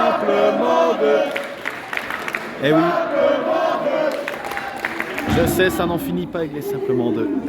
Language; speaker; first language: French; native; French